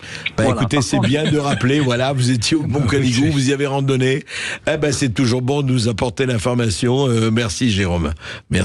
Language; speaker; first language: French; native; French